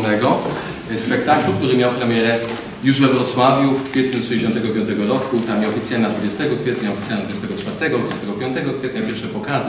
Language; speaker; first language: Polish; native; Polish